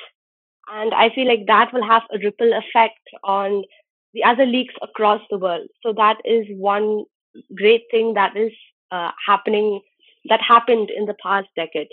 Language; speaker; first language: English; non-native, local second language; Khasi